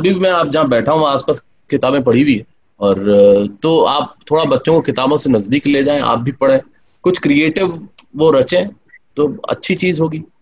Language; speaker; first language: Hindi; native; Hindi